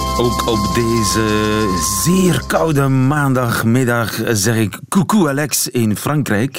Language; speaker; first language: Dutch; native; Dutch